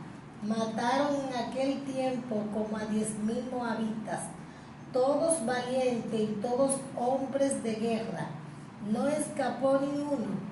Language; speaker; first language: Spanish; native; Spanish